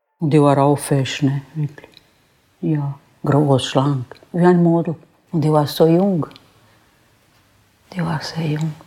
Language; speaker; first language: German; non-native, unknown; Croatian